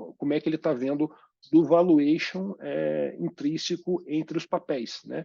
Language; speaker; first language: Portuguese; native; Portuguese